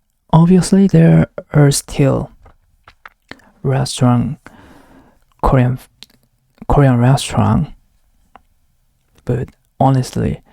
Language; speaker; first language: English; non-native, learner; Korean